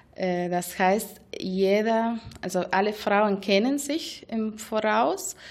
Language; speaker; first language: German; non-native, fluent; Spanish